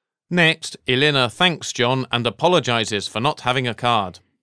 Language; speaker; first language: English; native; English